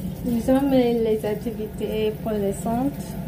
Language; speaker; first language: French; non-native, learner; English